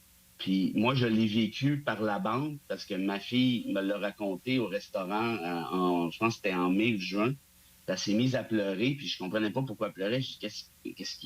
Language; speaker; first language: French; native; French